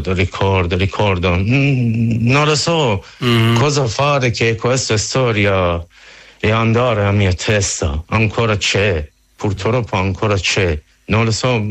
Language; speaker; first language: Italian; non-native, learner; Persian